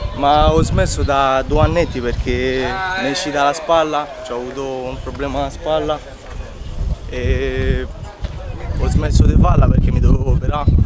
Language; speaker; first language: Italian; native; Italian